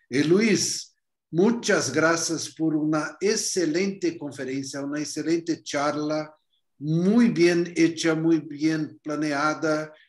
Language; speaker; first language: Spanish; non-native, fluent; Portuguese